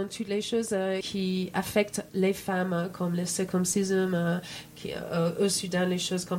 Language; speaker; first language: French; non-native, fluent; English